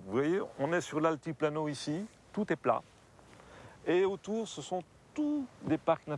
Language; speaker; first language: French; native; French